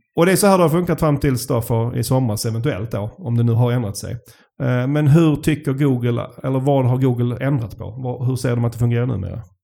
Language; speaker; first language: Swedish; native; Swedish